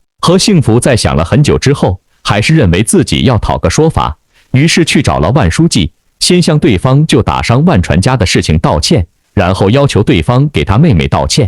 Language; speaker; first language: Chinese; native; Chinese